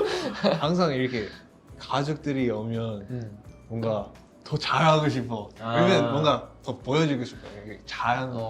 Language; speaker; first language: Korean; non-native, learner; English